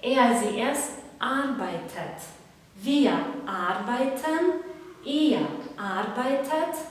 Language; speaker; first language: German; non-native, fluent; Belarusian